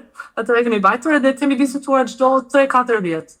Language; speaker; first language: Albanian; early bilingual, heritage; Albanian